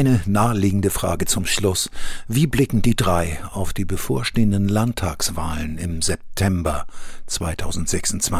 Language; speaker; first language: German; native; German